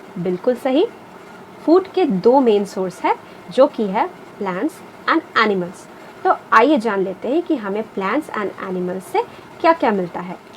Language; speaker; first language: Hindi; non-native, local second language; Bangla